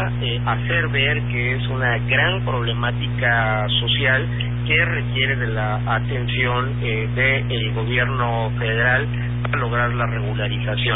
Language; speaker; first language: Spanish; native; Spanish